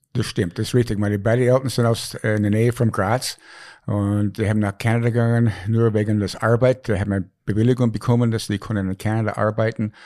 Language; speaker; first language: German; non-native, fluent; English